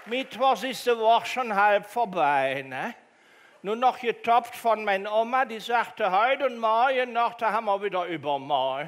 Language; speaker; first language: German; native; German